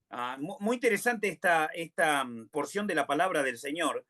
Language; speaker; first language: Spanish; native; Spanish